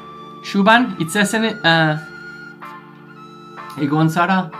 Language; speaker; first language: Basque; non-native, learner; English